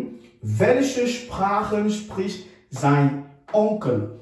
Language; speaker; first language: German; non-native, fluent; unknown